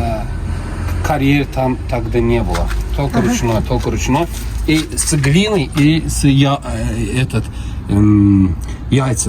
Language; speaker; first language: Russian; non-native, local second language; Azerbaijani